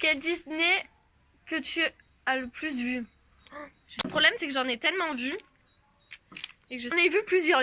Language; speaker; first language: French; native; French